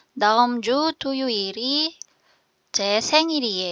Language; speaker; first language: Korean; non-native, fluent; Filipino